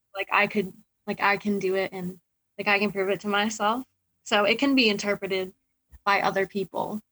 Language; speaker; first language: English; native; English